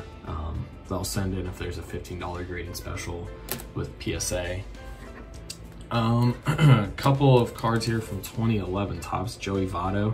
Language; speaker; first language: English; native; English